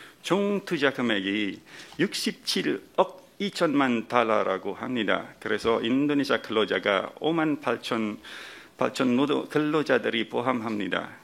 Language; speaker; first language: Korean; non-native, fluent; Indonesian